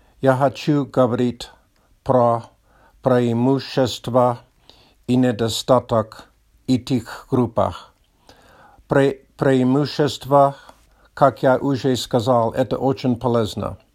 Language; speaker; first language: Russian; non-native, learner; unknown